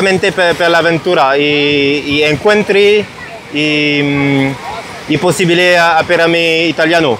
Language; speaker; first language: Italian; non-native, learner; French